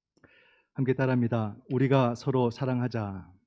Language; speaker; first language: Korean; native; Korean